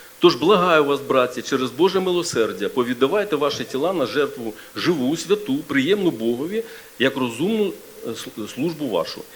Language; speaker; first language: Ukrainian; non-native, local second language; Russian